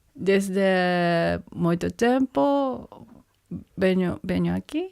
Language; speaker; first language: Portuguese; non-native, learner; Japanese